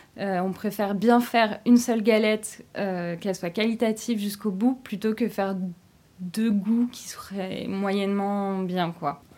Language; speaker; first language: French; native; French